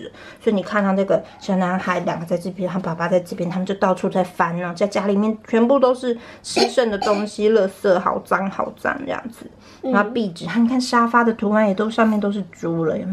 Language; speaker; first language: Chinese; native; Chinese